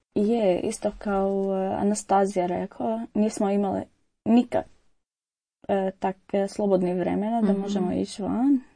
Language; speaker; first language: Croatian; non-native, learner; Arabic